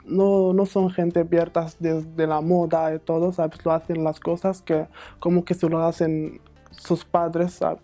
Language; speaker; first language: Spanish; non-native, fluent; Arabic